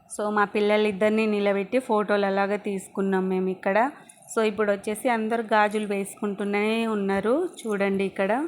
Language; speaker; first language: Telugu; non-native, local second language; Lambadi